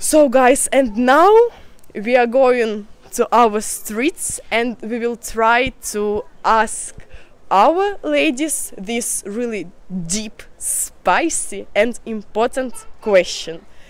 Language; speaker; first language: English; non-native, fluent; Russian